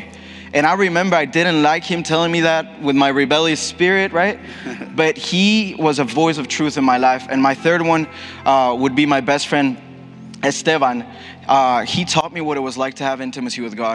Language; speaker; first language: English; non-native, fluent; Spanish